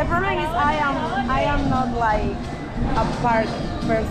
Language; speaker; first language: English; non-native, learner; Spanish